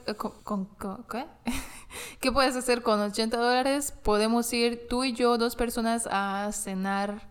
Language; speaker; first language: Spanish; non-native, fluent; English